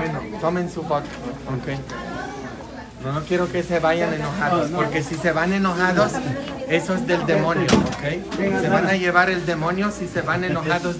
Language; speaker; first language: Spanish; non-native, fluent; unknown